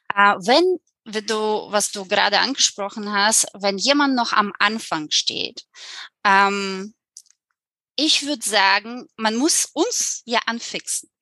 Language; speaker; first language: German; non-native, fluent; Ukrainian